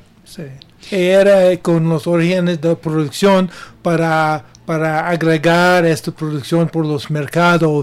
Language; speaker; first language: Spanish; non-native, learner; English